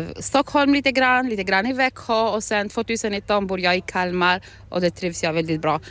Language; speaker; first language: Swedish; non-native, fluent; Albanian